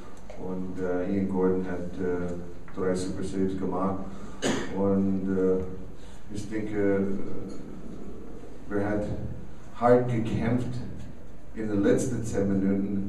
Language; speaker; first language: German; non-native, learner; English